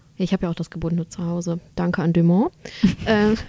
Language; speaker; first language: German; non-native, local second language; Macedonian